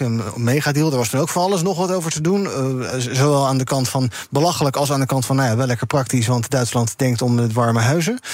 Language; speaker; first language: Dutch; native; Dutch